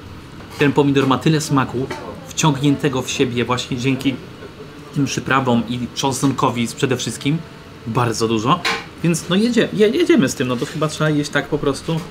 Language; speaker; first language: Polish; native; Polish